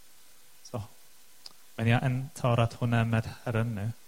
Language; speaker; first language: Swedish; non-native, fluent; English